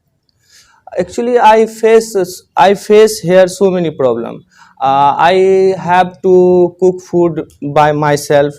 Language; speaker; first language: English; non-native, learner; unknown